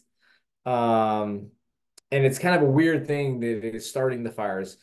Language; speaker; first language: English; native; English